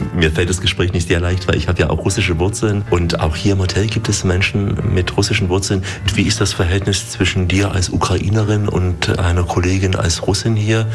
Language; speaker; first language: German; native; German